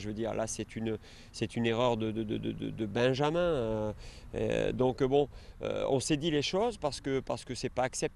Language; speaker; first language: French; native; French